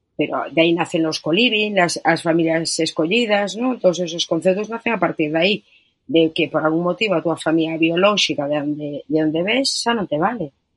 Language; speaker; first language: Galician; non-native, local second language; Spanish